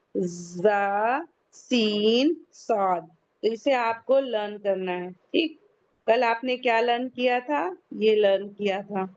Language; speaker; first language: Urdu; native; Urdu